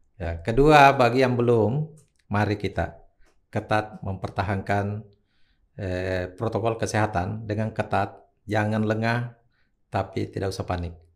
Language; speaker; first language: Indonesian; native; Indonesian